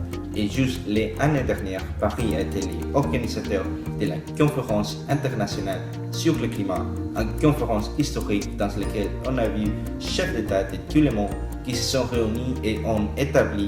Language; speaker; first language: French; non-native, learner; English